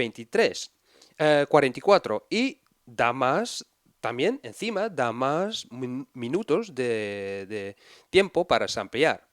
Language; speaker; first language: Spanish; non-native, fluent; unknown